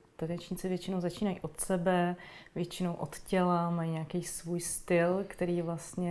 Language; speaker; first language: Czech; native; Czech